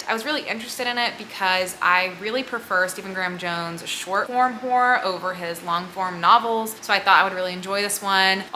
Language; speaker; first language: English; native; English